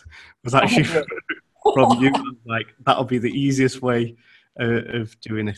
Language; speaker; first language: English; native; English